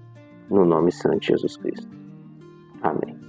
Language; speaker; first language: Portuguese; native; Portuguese